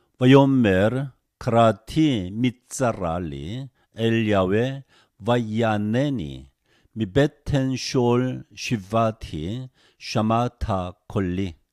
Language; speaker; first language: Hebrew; non-native, fluent; Korean